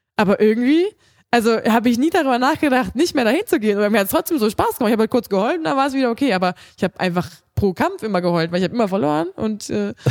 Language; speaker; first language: German; native; German